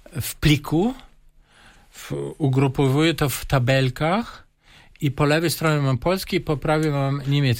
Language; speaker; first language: Polish; non-native, fluent; German